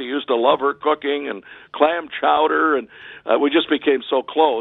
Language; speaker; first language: English; native; English